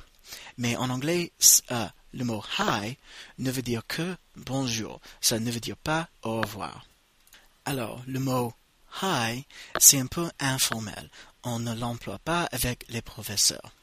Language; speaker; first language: French; non-native, fluent; English